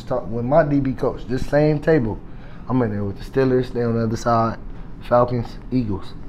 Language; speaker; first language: English; native; English